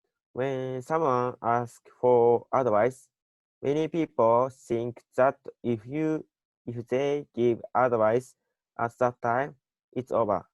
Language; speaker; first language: English; non-native, learner; Japanese